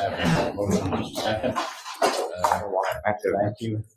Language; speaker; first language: English; native; English